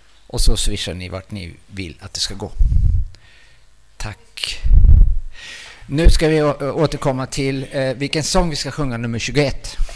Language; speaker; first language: Swedish; native; Swedish